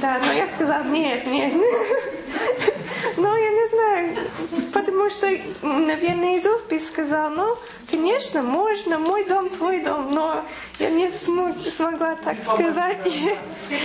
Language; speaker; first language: Russian; non-native, fluent; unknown